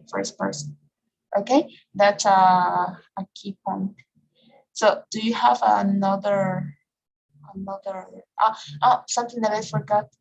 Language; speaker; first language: English; non-native, fluent; Spanish